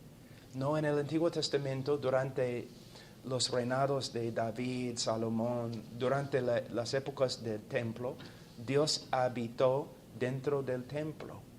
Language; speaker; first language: Spanish; non-native, fluent; English